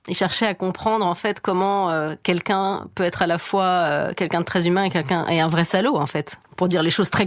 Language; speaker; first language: French; native; French